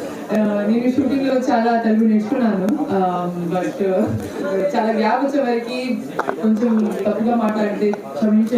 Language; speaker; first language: Telugu; non-native, learner; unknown